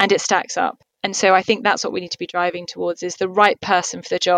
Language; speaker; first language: English; native; English